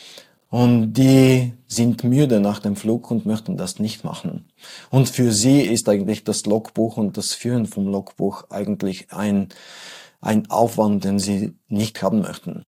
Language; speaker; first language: German; non-native, fluent; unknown